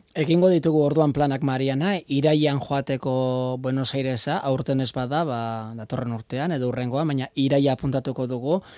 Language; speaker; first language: Basque; native; Basque